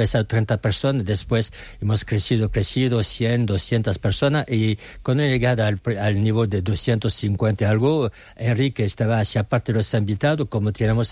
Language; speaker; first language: Spanish; non-native, fluent; French